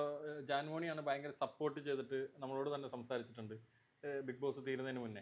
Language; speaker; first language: Malayalam; native; Malayalam